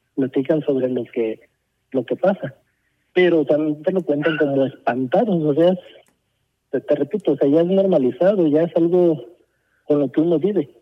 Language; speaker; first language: Spanish; early bilingual, heritage; Spanish